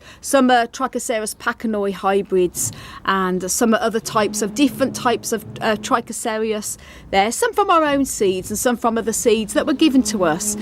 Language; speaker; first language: English; native; English